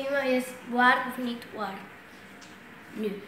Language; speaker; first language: Dutch; non-native, local second language; Papiamento